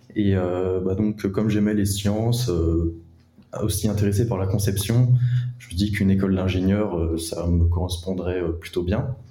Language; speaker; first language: French; native; French